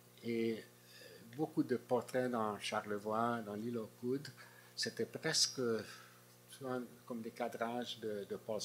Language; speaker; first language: French; non-native, fluent; Hungarian